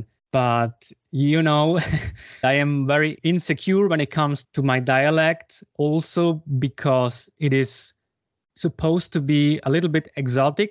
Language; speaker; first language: English; non-native, fluent; Swiss German